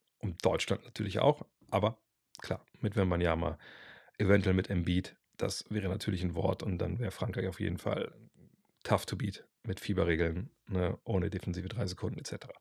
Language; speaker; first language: German; native; German